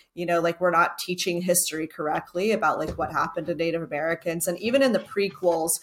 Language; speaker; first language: English; native; English